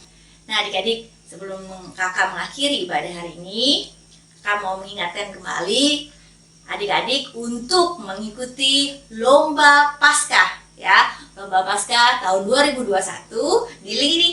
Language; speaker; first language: Indonesian; native; Indonesian